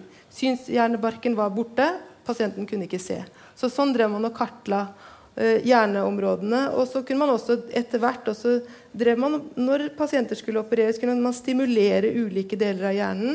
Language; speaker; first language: Norwegian; native; Norwegian